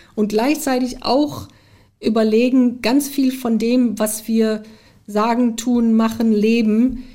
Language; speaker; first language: German; early bilingual, heritage; German